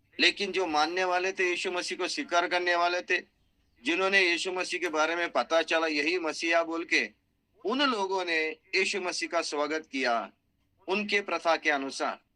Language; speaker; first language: Hindi; non-native, local second language; Marathi